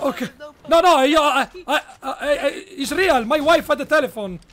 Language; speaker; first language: English; non-native, learner; Italian